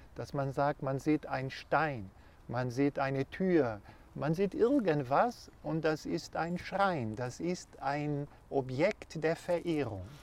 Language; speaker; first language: German; non-native, fluent; Portuguese